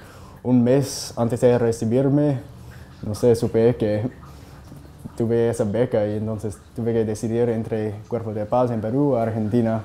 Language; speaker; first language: Spanish; non-native, fluent; English